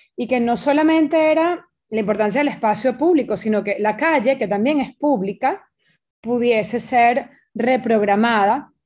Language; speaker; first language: Spanish; native; Spanish